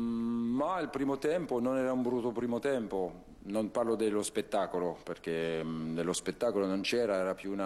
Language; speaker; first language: Italian; non-native, fluent; French